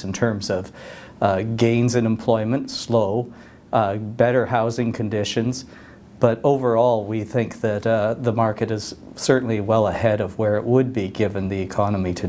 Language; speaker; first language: English; native; English